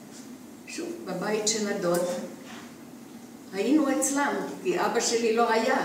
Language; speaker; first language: Hebrew; non-native, fluent; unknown